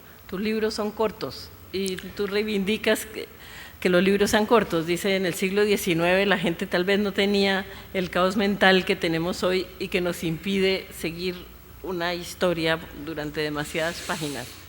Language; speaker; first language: Spanish; native; Spanish